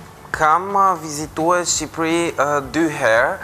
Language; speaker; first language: Albanian; non-native, fluent; Bulgarian